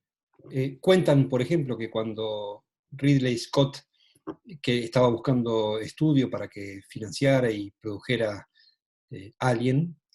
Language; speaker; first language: Spanish; native; Spanish